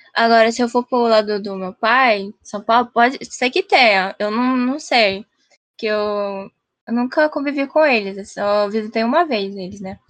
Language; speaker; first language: Portuguese; early bilingual, heritage; Japanese